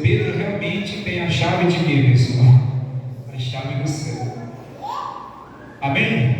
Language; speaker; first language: Portuguese; native; Portuguese